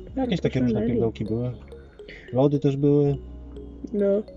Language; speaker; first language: Polish; native; Polish